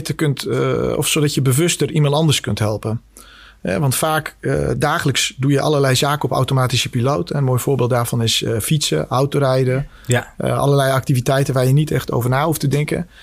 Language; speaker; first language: Dutch; early bilingual, other home language; Albanian